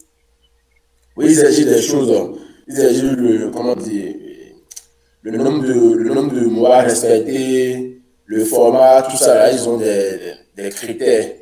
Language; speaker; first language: French; non-native, local second language; Fon